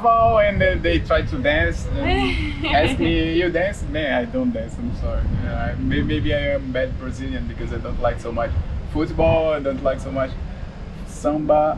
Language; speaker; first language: English; non-native, learner; Portuguese